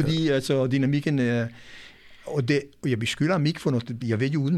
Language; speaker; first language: Danish; non-native, fluent; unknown